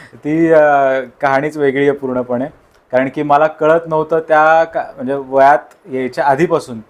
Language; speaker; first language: Marathi; native; Marathi